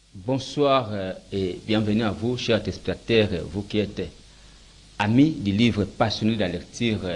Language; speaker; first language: French; non-native, local second language; Lingala